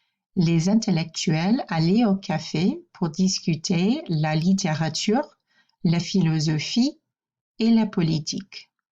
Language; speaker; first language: French; non-native, fluent; English